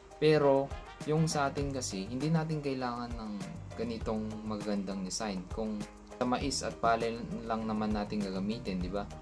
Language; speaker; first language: Filipino; non-native, local second language; Iloko